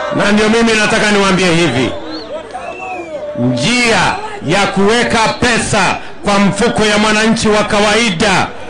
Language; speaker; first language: Swahili; non-native, local second language; Kalenjin